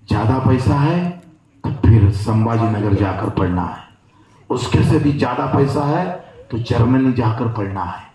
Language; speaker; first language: Hindi; non-native, local second language; Marathi